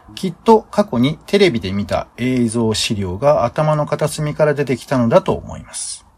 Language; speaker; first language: Japanese; native; Japanese